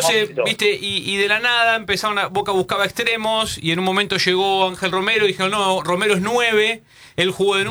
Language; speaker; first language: Spanish; native; Spanish